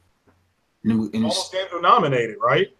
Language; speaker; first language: English; native; English